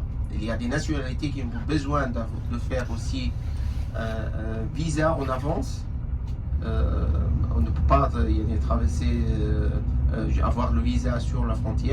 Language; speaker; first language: French; non-native, fluent; Arabic